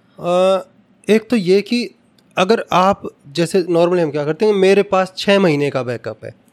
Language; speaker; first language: Hindi; native; Hindi